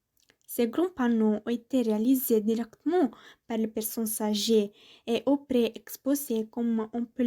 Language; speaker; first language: French; non-native, learner; Italian